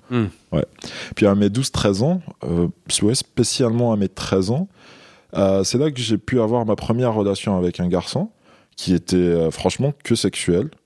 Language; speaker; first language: French; non-native, local second language; Kabyle